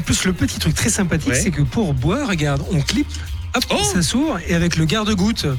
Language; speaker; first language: French; native; French